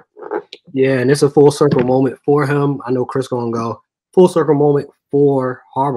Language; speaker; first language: English; native; English